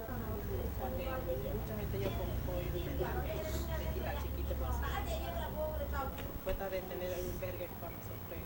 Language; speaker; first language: Spanish; non-native, local second language; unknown